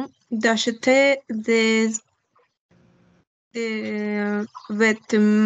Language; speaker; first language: French; non-native, learner; Spanish